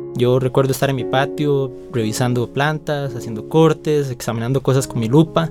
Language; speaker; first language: Spanish; native; Spanish